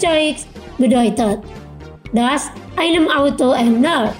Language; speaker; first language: German; non-native, fluent; Indonesian